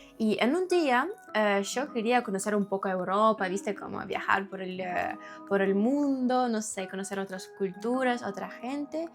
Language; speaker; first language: Spanish; non-native, fluent; Ukrainian